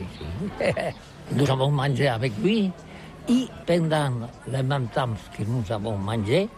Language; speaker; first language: French; non-native, learner; Catalan